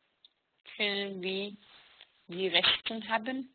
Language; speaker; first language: German; non-native, learner; Hebrew